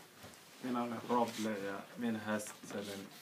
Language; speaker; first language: Finnish; non-native, learner; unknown